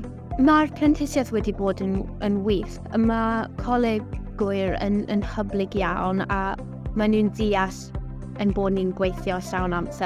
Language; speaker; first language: Welsh; non-native, local second language; English